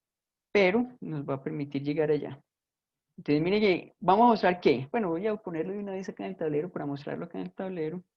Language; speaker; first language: Spanish; native; Spanish